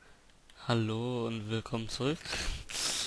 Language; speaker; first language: German; native; German